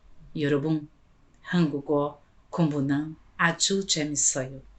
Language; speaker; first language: Korean; non-native, learner; Portuguese